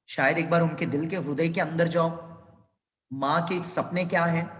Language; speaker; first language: Hindi; non-native, local second language; Telugu